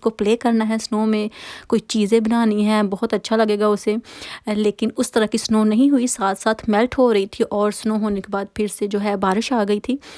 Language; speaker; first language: Urdu; non-native, local second language; Punjabi